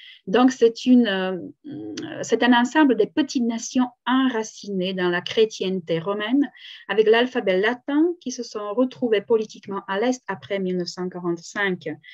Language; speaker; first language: French; non-native, fluent; Slovak